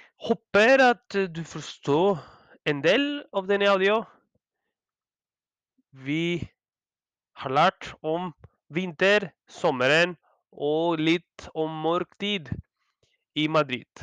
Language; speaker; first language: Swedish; non-native, learner; Spanish